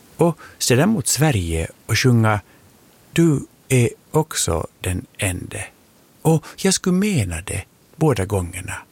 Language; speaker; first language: Swedish; native; Swedish